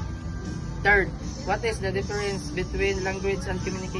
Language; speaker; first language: English; non-native, local second language; Filipino